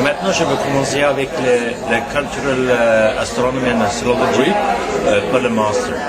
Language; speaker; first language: French; non-native, learner; Norwegian